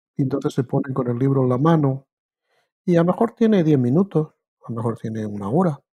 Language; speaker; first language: Spanish; native; Spanish